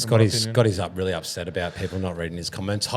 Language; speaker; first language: English; native; English